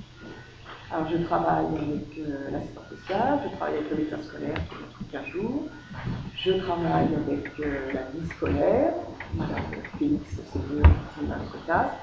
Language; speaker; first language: French; native; French